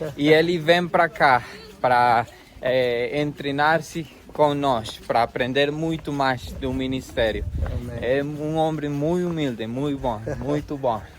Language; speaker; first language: Portuguese; non-native, learner; Spanish